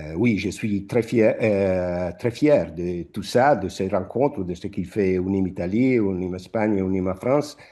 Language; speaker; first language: French; non-native, fluent; Italian